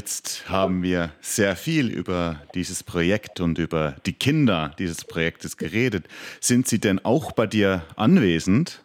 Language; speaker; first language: German; native; German